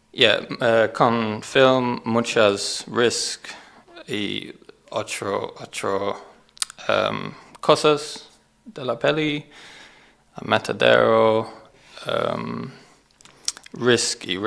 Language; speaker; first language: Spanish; non-native, learner; English